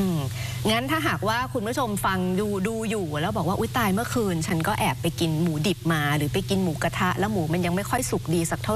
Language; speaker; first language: Thai; native; Thai